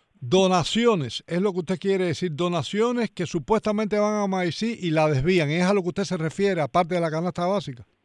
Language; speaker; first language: Spanish; native; Spanish